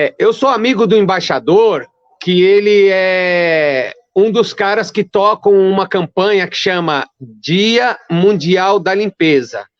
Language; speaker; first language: Portuguese; early bilingual, other home language; Arabic